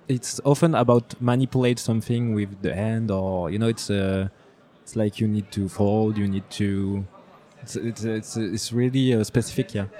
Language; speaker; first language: English; non-native, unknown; French